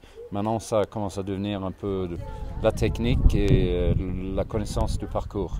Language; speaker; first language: French; non-native, fluent; Swedish